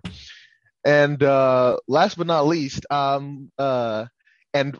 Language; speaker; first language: English; non-native, local second language; Yoruba